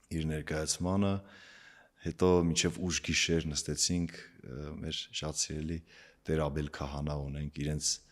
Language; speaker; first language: Armenian; native; Armenian